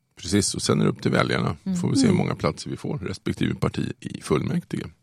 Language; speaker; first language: Swedish; native; Swedish